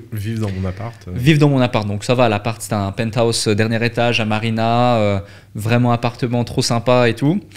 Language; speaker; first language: French; native; French